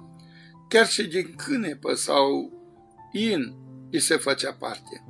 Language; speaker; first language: Romanian; native; Romanian